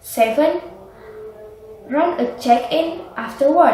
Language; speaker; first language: English; non-native, learner; Indonesian